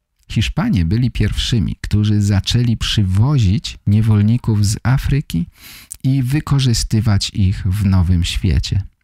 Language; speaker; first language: Polish; native; Polish